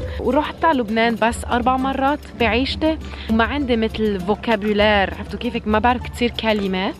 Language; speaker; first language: Arabic; early bilingual, heritage; French